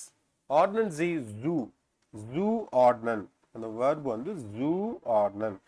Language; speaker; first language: German; non-native, learner; Tamil